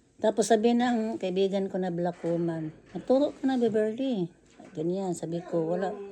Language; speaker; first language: Filipino; non-native, local second language; Cebuano